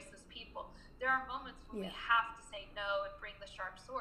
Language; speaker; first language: English; native; English